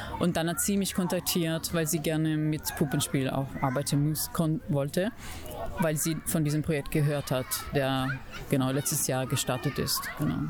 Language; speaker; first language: German; non-native, fluent; Italian